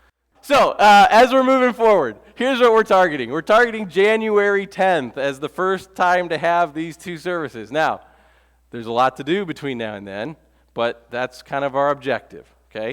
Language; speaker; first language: English; native; English